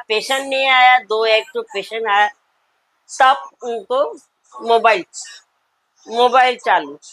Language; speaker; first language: Hindi; non-native, local second language; Bangla